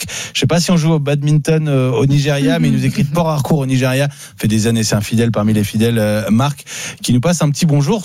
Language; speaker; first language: French; native; French